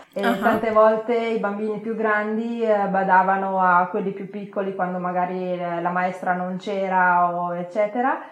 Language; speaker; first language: Italian; early bilingual, other home language; Kannada